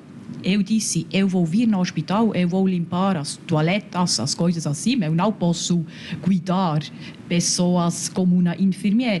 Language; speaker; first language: Portuguese; non-native, learner; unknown